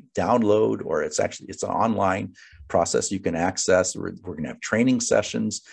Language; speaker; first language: English; native; English